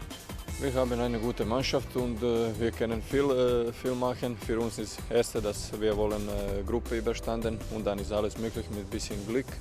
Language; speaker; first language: German; non-native, learner; Croatian